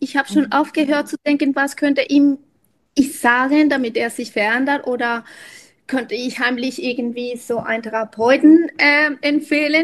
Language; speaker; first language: German; non-native, fluent; Spanish